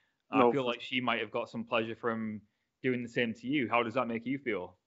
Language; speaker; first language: English; native; English